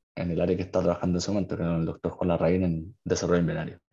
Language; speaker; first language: Spanish; native; Spanish